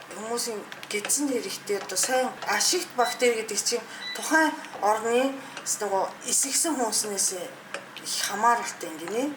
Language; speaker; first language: Mongolian; non-native, fluent; Japanese